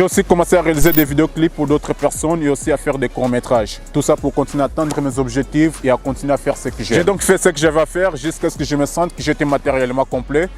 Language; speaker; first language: French; non-native, fluent; Portuguese